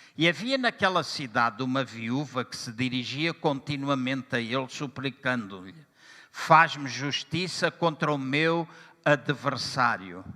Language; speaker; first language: Portuguese; native; Portuguese